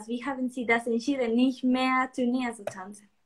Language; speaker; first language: German; non-native, learner; Spanish